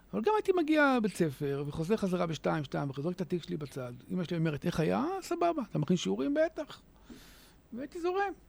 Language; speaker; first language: Hebrew; native; Hebrew